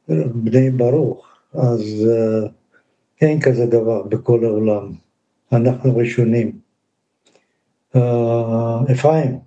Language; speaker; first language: Hebrew; non-native, learner; Russian